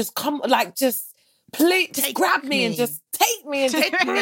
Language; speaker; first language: English; native; English